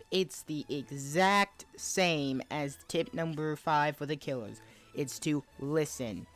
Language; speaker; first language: English; native; English